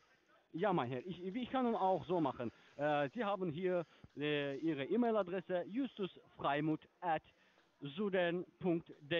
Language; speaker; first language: German; non-native, learner; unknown